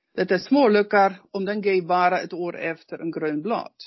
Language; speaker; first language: Swedish; non-native, learner; Dutch